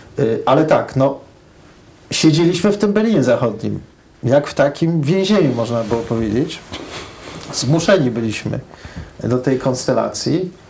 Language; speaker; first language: Polish; early bilingual, heritage; Polish